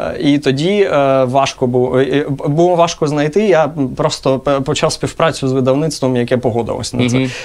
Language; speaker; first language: Ukrainian; non-native, local second language; Russian